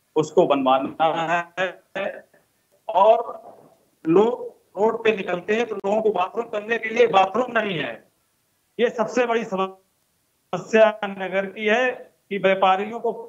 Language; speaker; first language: Hindi; native; Hindi